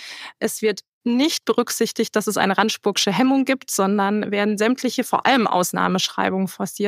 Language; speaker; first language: German; native; German